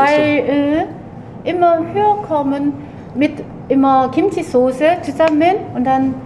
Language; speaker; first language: German; non-native, learner; Korean